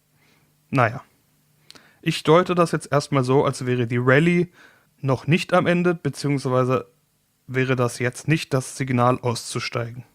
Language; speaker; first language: German; native; German